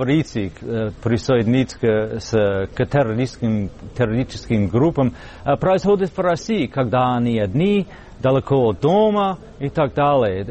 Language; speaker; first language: Russian; non-native, fluent; English